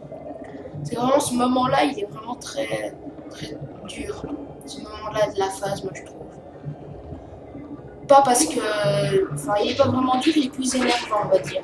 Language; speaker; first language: French; native; French